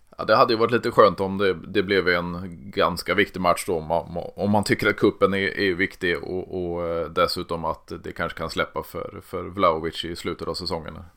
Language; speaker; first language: Swedish; native; Swedish